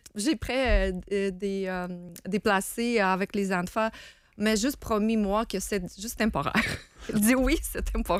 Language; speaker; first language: French; non-native, learner; Ukrainian